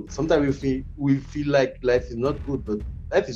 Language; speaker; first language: English; non-native, learner; French